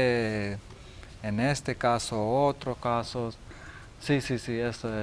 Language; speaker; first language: Spanish; non-native, learner; Lithuanian